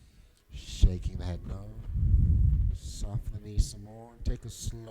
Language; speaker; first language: English; native; English